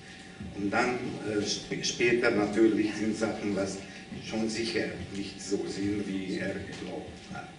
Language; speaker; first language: German; non-native, learner; Hungarian